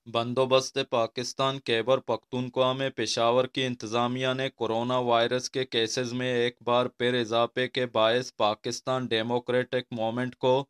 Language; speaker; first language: Urdu; non-native, local second language; Baluchi